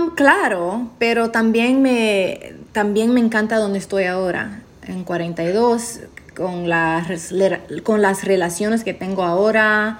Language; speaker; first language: Spanish; early bilingual, heritage; Spanish